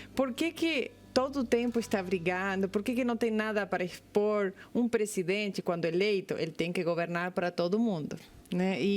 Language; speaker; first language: Portuguese; non-native, fluent; Spanish